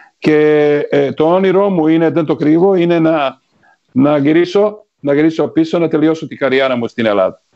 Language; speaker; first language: Greek; non-native, fluent; Serbian